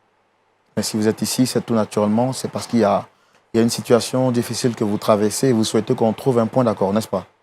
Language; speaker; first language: French; native; French